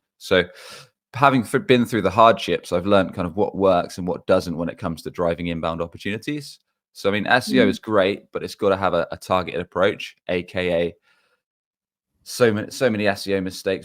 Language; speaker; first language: English; native; English